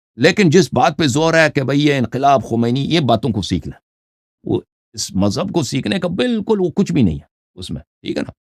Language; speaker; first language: Urdu; non-native, fluent; Persian